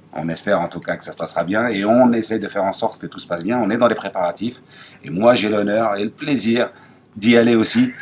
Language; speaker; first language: French; native; French